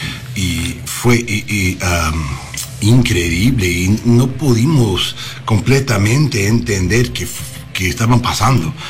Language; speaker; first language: Spanish; non-native, learner; English